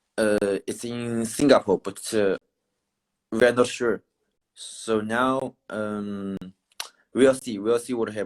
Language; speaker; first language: English; non-native, learner; Chinese